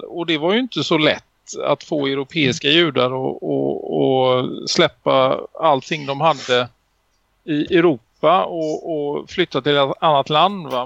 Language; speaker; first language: Swedish; native; Swedish